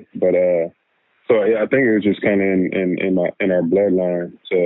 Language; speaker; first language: English; native; English